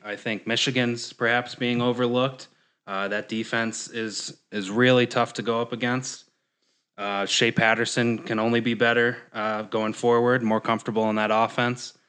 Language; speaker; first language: English; native; English